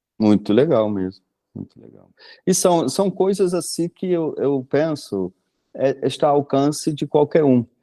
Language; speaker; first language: Portuguese; non-native, fluent; German